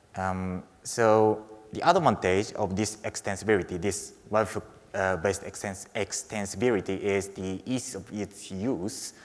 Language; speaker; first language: English; non-native, fluent; Japanese